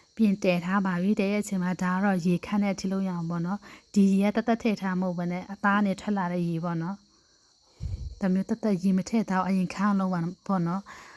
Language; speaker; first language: Burmese; non-native, local second language; Kachin